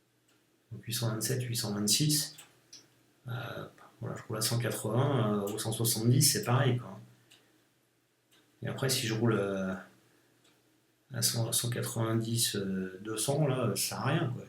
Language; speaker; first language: French; native; French